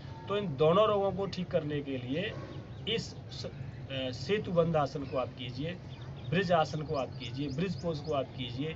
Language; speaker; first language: Hindi; native; Hindi